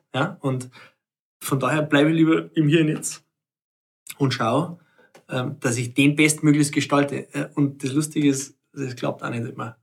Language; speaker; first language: German; native; German